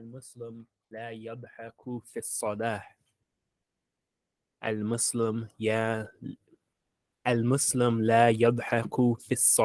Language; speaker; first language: Arabic; non-native, learner; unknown